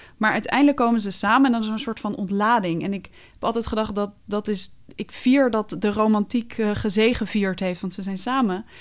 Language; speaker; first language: Dutch; native; Dutch